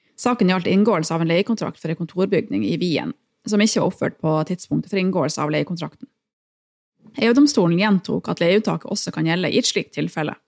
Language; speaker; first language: Norwegian; native; Norwegian